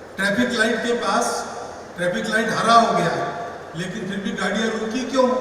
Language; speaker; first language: Hindi; non-native, local second language; Marathi